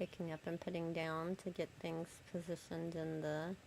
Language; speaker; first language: English; native; English